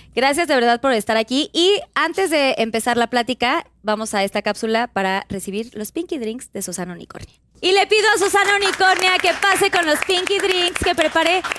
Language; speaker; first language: Spanish; native; Spanish